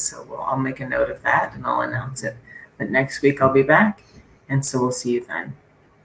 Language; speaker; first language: English; native; English